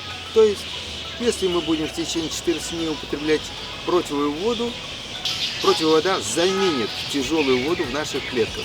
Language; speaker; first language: Russian; native; Russian